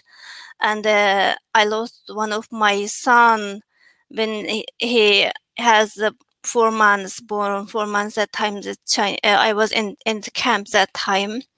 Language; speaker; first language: English; non-native, learner; Chinese